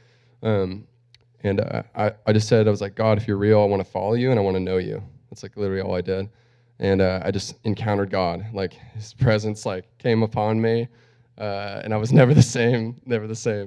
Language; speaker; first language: English; native; English